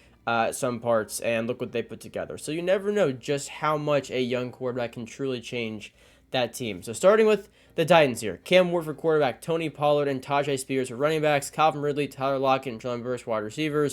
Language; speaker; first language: English; native; English